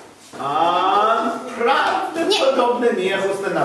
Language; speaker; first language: Polish; non-native, learner; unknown